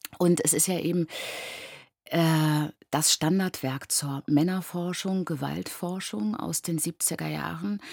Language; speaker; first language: German; early bilingual, other home language; Persian